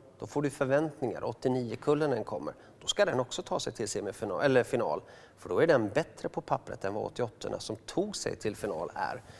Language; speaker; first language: Swedish; early bilingual, other home language; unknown